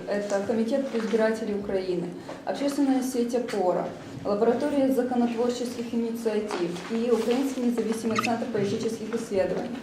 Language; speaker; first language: Russian; native; Russian